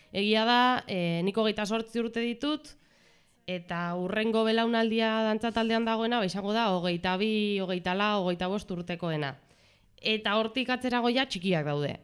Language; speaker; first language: Basque; non-native, local second language; Spanish